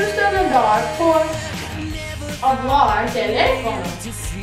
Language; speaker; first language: Spanish; non-native, learner; English